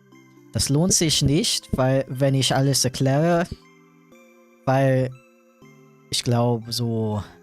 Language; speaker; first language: German; non-native, fluent; English